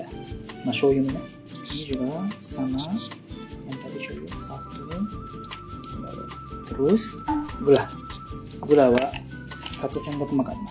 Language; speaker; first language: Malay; non-native, learner; Japanese